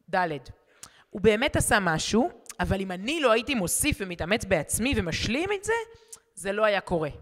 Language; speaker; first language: Hebrew; native; Hebrew